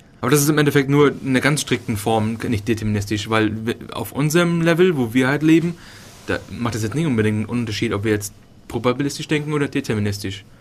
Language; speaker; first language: German; native; German